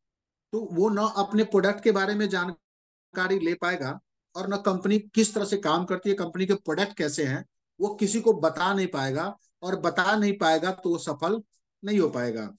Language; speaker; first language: Hindi; native; Hindi